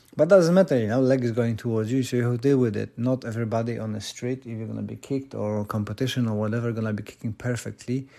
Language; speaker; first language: English; non-native, fluent; Polish